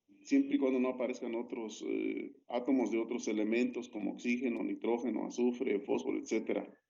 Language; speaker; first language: Spanish; native; Spanish